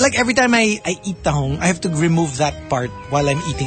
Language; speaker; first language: English; non-native, local second language; Filipino